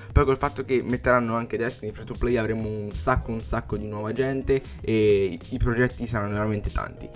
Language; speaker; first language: Italian; native; Italian